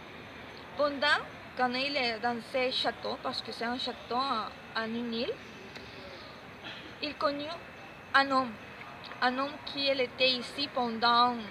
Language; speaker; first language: French; non-native, learner; Spanish